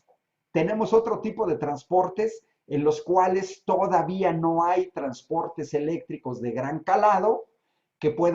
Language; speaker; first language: Spanish; native; Spanish